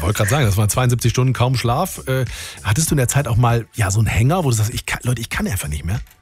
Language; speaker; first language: German; native; German